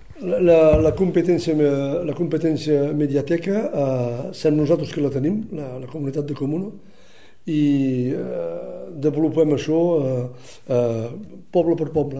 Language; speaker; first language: Catalan; native; Catalan